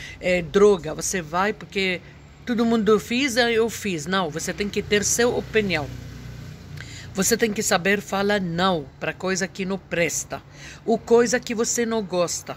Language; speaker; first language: Portuguese; non-native, fluent; Arabic